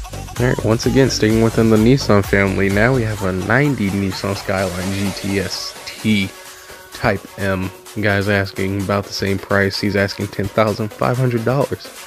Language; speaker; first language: English; native; English